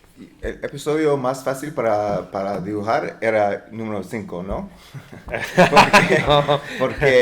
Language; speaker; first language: Spanish; non-native, learner; English